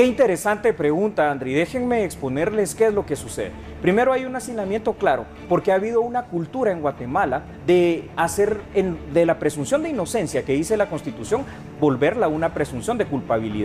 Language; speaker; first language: Spanish; native; Spanish